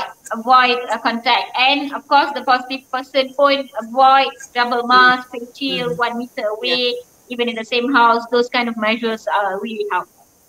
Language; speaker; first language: English; non-native, local second language; Malay